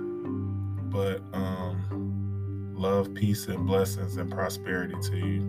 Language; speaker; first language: English; native; English